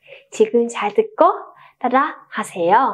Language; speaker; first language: Korean; non-native, learner; Vietnamese